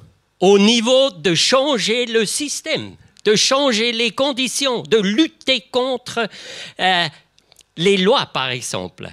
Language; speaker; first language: French; non-native, local second language; German